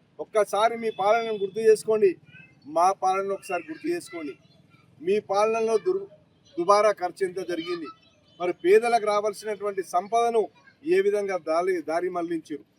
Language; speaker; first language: Telugu; native; Telugu